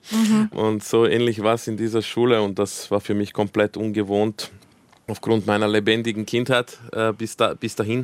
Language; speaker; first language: German; early bilingual, other home language; Croatian